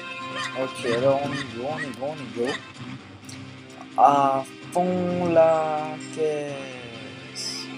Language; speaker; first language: French; native; French